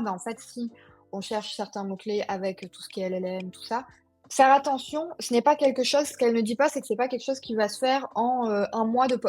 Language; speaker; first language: French; native; French